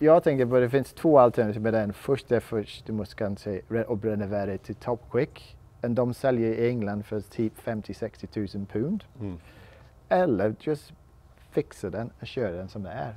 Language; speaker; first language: Swedish; non-native, learner; English